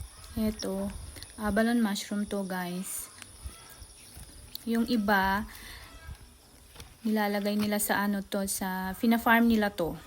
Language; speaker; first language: Filipino; non-native, local second language; Iloko